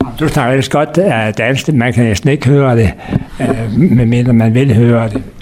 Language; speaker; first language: Danish; native; Danish